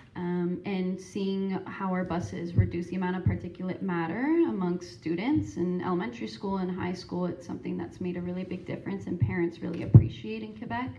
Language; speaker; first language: English; native; English